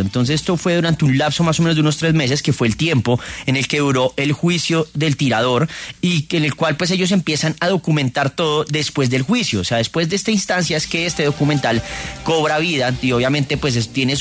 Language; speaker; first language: Spanish; native; Spanish